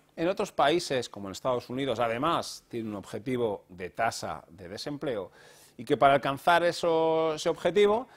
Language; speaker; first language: Spanish; native; Spanish